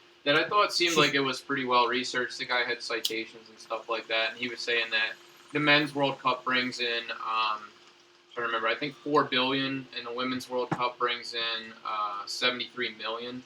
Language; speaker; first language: English; native; English